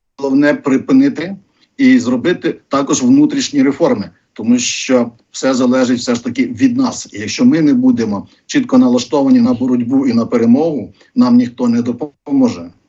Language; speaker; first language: Ukrainian; native; Ukrainian